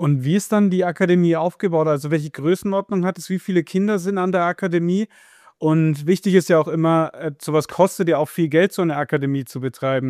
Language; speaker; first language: German; native; German